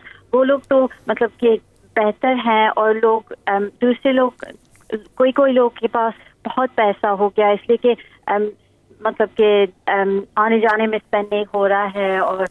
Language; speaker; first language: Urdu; early bilingual, heritage; English